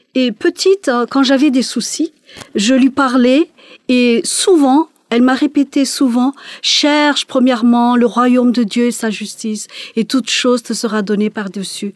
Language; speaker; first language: French; non-native, local second language; Malagasy